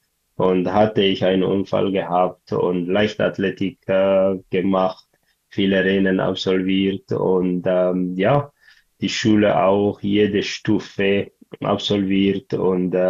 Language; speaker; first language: German; non-native, learner; Tigrinya